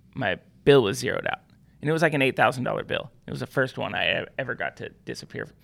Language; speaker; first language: English; native; English